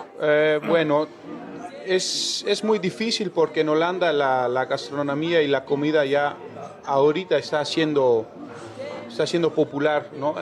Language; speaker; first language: Spanish; early bilingual, heritage; Spanish